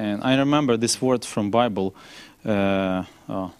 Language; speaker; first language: English; non-native, learner; Ukrainian